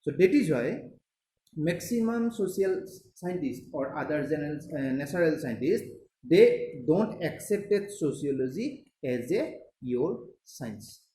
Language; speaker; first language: English; non-native, local second language; Assamese